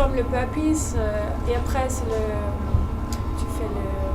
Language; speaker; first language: French; non-native, learner; Danish